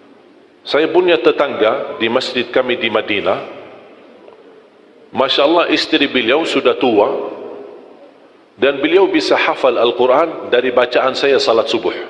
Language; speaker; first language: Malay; non-native, fluent; Arabic